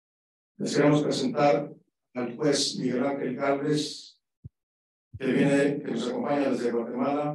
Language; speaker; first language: Spanish; early bilingual, other home language; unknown